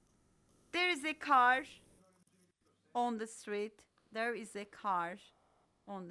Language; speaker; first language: English; non-native, fluent; Turkish